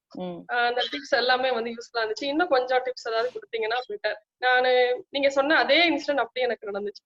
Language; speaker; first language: Tamil; native; Tamil